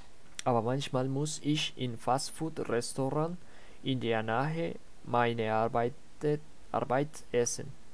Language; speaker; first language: German; non-native, learner; Spanish